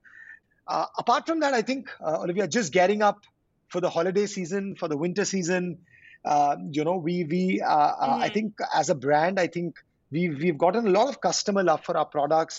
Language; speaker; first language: English; non-native, local second language; Hindi